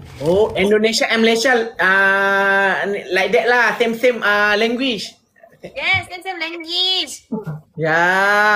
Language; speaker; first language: English; non-native, learner; Malay